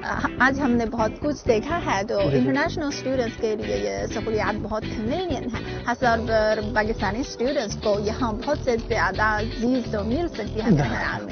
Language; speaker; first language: Hindi; non-native, fluent; Chinese